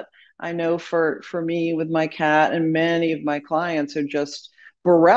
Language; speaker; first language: English; native; English